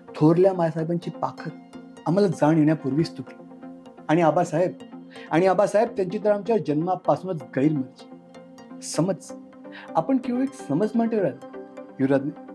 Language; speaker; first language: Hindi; non-native, local second language; Marathi